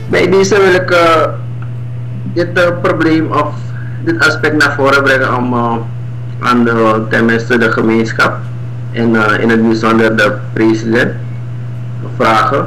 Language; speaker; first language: Dutch; non-native, local second language; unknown